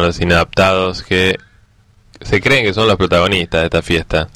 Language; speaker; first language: Spanish; native; Spanish